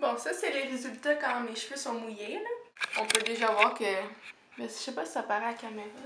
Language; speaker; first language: French; native; French